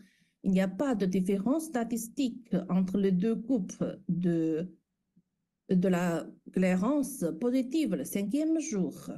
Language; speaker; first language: French; non-native, fluent; Chinese